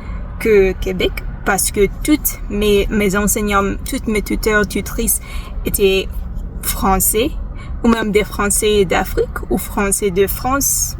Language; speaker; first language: French; non-native, fluent; English